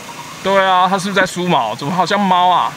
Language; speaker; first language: Chinese; native; Chinese